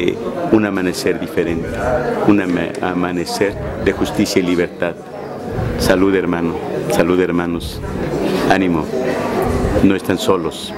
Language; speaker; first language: Spanish; native; Spanish